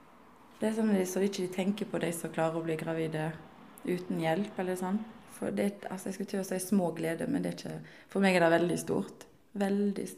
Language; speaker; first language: Norwegian; native; Norwegian